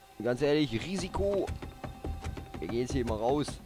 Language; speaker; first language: German; native; German